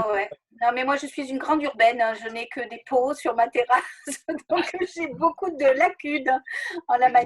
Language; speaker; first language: French; native; French